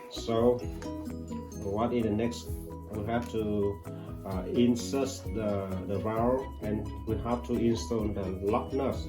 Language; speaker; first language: English; non-native, learner; Vietnamese